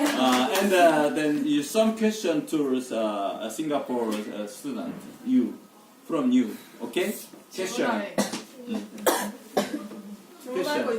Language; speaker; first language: English; non-native, learner; Korean